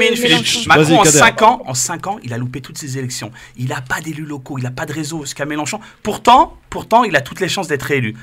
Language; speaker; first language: French; native; French